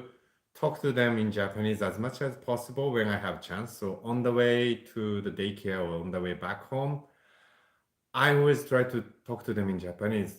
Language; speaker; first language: English; non-native, fluent; Japanese